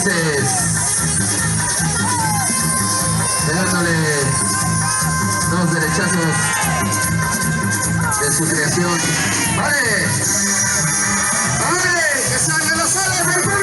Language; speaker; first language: Spanish; native; Spanish